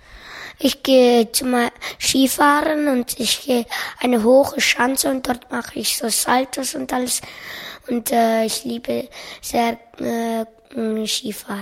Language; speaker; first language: German; early bilingual, other home language; Russian